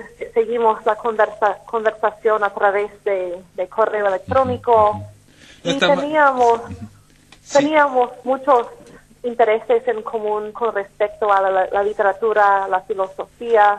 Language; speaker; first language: Spanish; non-native, fluent; English